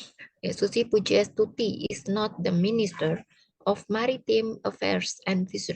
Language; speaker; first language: English; non-native, fluent; Indonesian